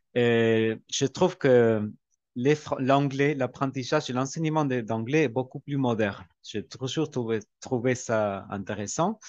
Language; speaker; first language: French; non-native, fluent; Spanish